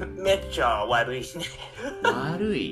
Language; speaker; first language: Japanese; non-native, learner; English